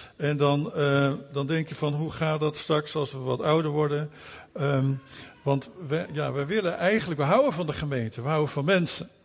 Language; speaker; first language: Dutch; native; Dutch